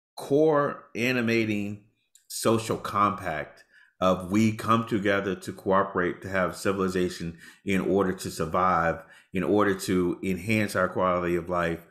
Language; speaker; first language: English; native; English